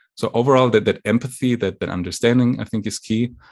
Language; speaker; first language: English; non-native, fluent; German